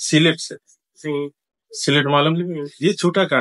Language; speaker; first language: Hindi; non-native, learner; Bangla